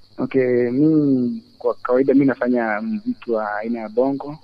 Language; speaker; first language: Swahili; non-native, local second language; Luyia